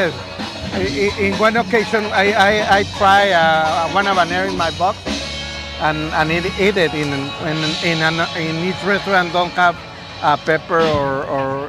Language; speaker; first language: English; non-native, learner; Spanish